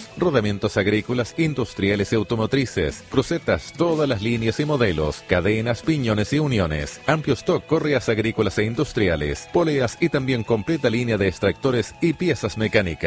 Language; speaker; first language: Spanish; native; Spanish